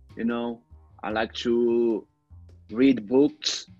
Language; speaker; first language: English; non-native, learner; Portuguese